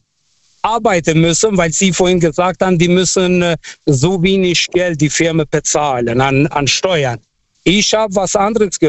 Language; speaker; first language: German; non-native, fluent; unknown